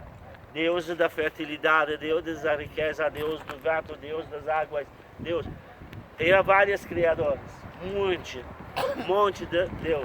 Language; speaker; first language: Portuguese; non-native, fluent; Turkish